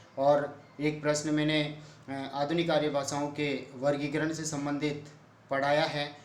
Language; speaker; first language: Hindi; native; Hindi